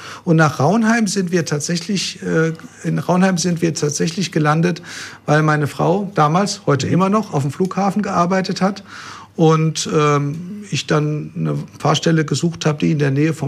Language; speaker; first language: German; native; German